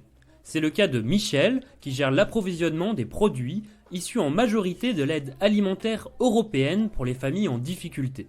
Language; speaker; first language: French; native; French